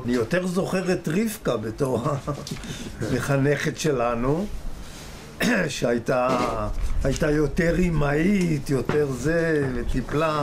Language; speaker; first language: Hebrew; early bilingual, other home language; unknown